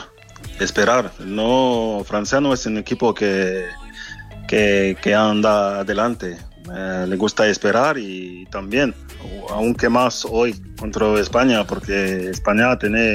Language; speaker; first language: Spanish; non-native, fluent; French